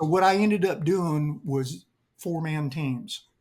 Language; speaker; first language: English; native; English